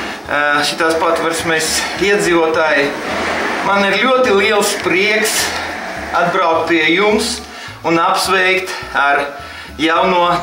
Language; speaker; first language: Latvian; non-native, local second language; Russian